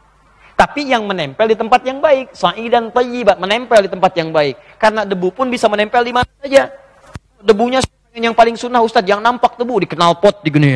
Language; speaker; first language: Indonesian; native; Indonesian